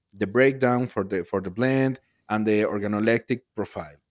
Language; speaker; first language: English; non-native, learner; Spanish